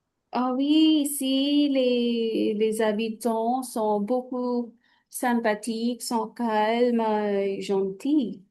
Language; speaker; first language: French; non-native, fluent; Hindi